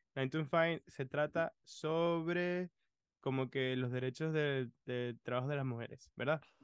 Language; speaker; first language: Spanish; early bilingual, other home language; English